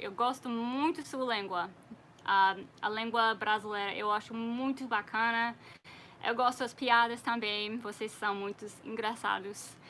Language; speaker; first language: Portuguese; non-native, learner; English